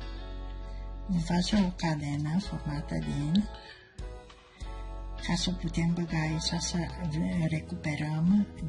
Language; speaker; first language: Italian; non-native, learner; Romanian